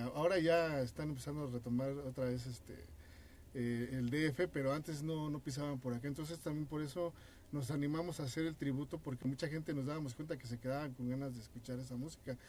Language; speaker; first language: Spanish; native; Spanish